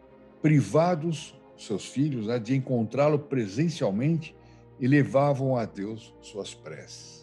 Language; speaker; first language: Portuguese; native; Portuguese